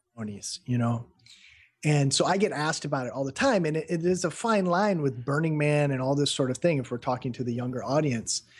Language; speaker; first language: English; native; English